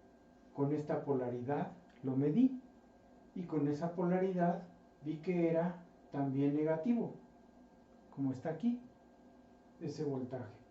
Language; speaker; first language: Spanish; native; Spanish